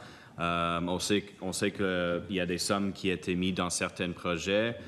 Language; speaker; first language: French; non-native, local second language; English